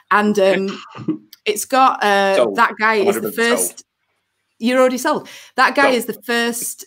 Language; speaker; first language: English; native; English